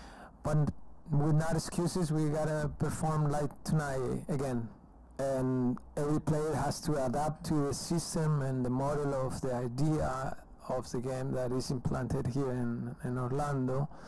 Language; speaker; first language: English; non-native, learner; Spanish